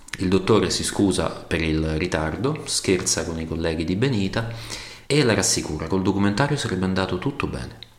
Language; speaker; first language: Italian; native; Italian